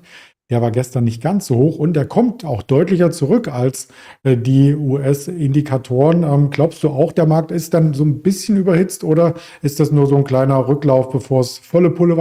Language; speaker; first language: German; native; German